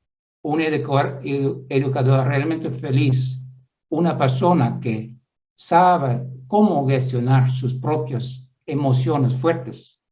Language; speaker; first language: Spanish; non-native, fluent; Dutch